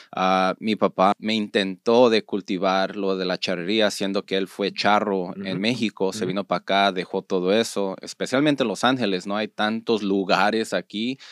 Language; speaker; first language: Spanish; early bilingual, heritage; Spanish